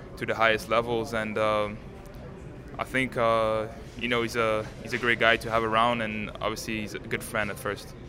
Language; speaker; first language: English; non-native, fluent; French